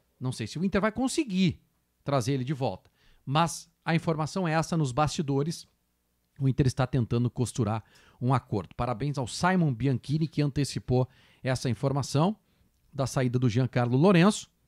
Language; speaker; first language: Portuguese; native; Portuguese